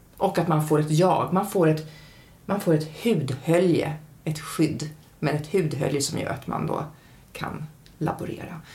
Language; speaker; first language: Swedish; early bilingual, heritage; Swedish